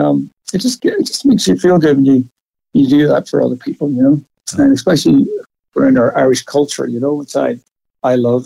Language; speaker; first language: English; native; English